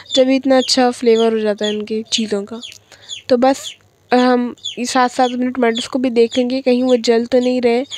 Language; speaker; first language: Urdu; native; Urdu